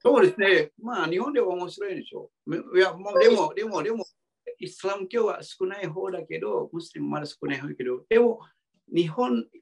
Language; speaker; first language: Japanese; non-native, fluent; Indonesian